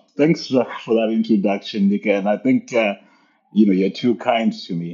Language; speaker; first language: English; non-native, local second language; Shona